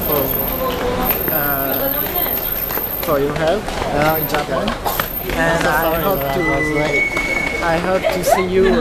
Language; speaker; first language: English; non-native, learner; French